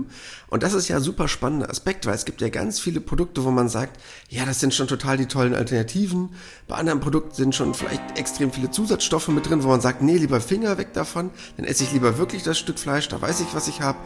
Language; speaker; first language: German; native; German